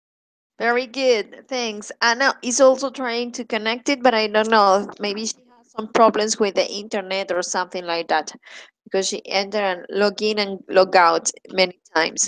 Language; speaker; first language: English; non-native, fluent; Spanish